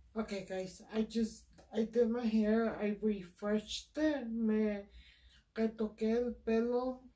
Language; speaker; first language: Spanish; early bilingual, heritage; Spanish